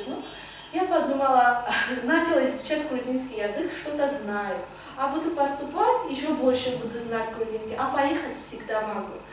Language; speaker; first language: Russian; non-native, fluent; Azerbaijani